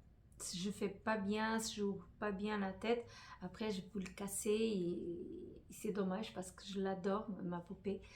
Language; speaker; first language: French; non-native, fluent; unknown